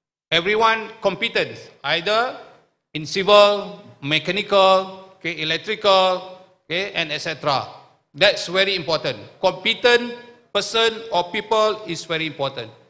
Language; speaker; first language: English; non-native, local second language; Malay